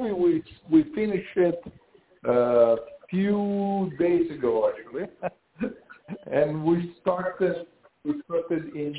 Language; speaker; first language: English; non-native, fluent; Italian